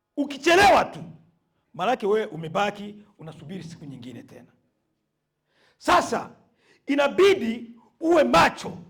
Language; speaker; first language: Swahili; native; Swahili